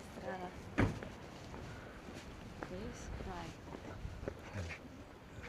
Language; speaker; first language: Spanish; non-native, learner; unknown